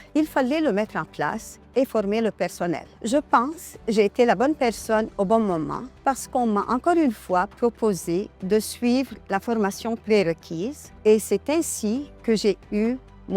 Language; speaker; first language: French; non-native, local second language; Arabic